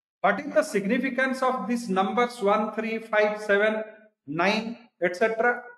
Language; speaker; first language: English; non-native, local second language; Odia